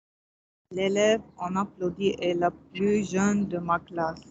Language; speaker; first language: French; non-native, learner; Arabic